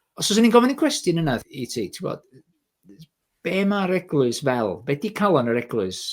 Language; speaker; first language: Welsh; native; Welsh